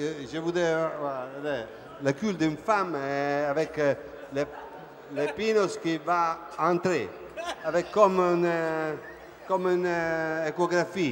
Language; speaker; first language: French; non-native, fluent; Italian